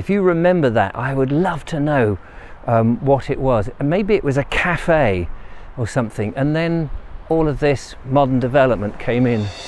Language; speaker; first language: English; native; English